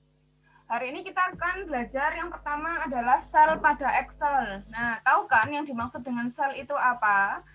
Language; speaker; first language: Indonesian; native; Indonesian